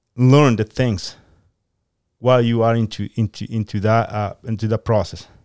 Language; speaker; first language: English; non-native, fluent; Spanish